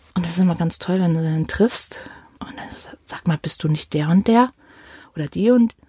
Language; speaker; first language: German; native; German